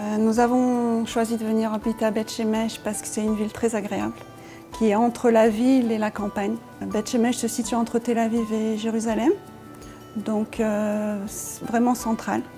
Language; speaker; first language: French; native; French